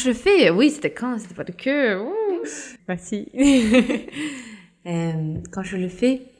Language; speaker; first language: French; non-native, fluent; Norwegian